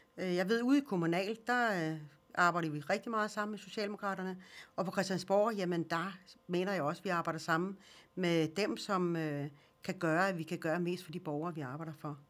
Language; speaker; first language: Danish; early bilingual, other home language; Swedish